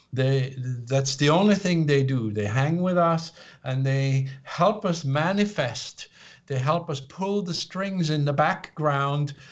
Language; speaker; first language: English; non-native, fluent; Swiss German